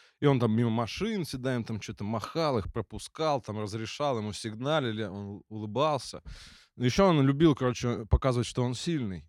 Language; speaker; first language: Russian; native; Russian